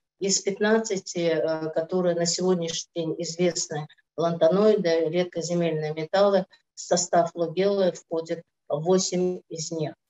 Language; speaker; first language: Russian; non-native, local second language; Azerbaijani